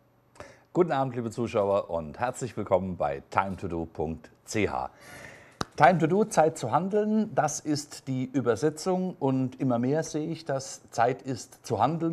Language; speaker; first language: German; native; German